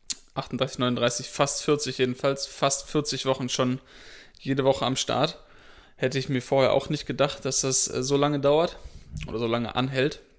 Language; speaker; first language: German; native; German